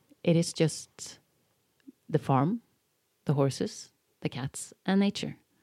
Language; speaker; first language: English; non-native, fluent; Norwegian